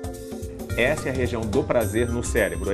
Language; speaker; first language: Portuguese; native; Portuguese